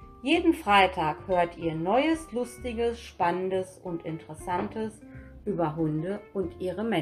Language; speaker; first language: German; native; German